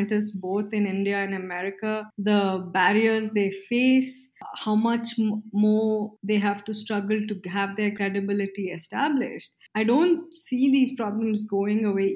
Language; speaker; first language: English; non-native, local second language; Kannada